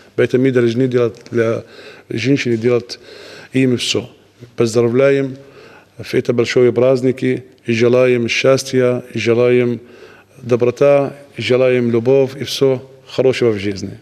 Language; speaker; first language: Russian; non-native, learner; Arabic